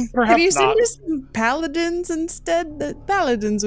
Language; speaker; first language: English; native; English